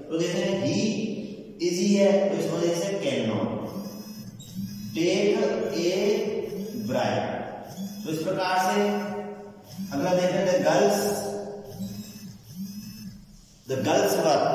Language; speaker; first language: Hindi; native; Hindi